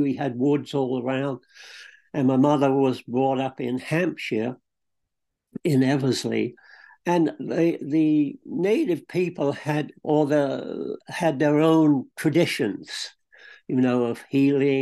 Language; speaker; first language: English; native; English